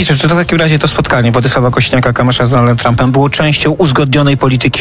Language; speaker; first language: Polish; native; Polish